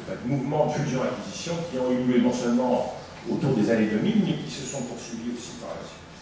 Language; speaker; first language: French; native; French